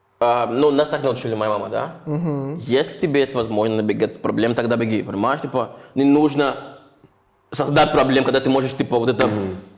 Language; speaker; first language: Russian; non-native, fluent; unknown